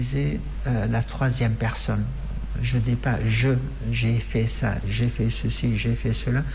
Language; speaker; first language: French; non-native, fluent; Arabic